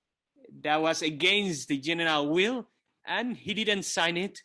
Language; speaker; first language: English; non-native, fluent; Kabuverdianu